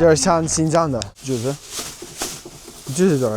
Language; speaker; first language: Chinese; non-native, fluent; Russian